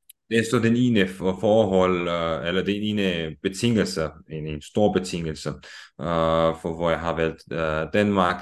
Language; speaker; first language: Danish; non-native, fluent; Romanian